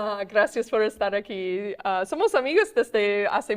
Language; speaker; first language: Spanish; non-native, fluent; English